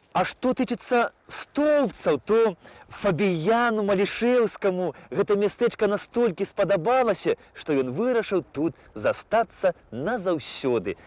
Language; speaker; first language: Belarusian; native; Belarusian